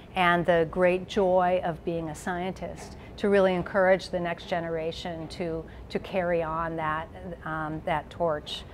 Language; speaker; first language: English; native; English